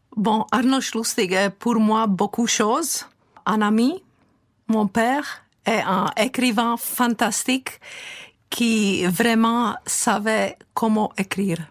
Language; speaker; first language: French; non-native, learner; Czech